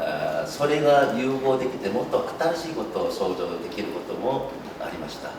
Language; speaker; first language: Japanese; non-native, fluent; Korean